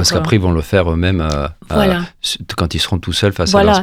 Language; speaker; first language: French; native; French